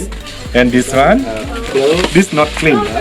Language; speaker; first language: English; non-native, learner; Indonesian